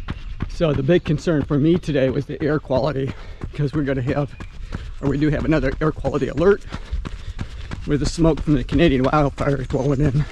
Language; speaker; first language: English; native; English